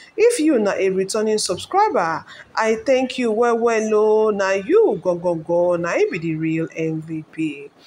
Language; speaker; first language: Nigerian Pidgin; non-native, local second language; Yoruba